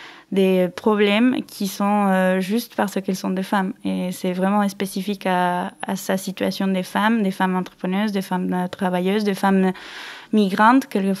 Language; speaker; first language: French; non-native, fluent; Spanish